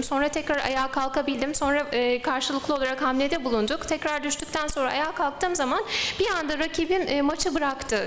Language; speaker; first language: Turkish; native; Turkish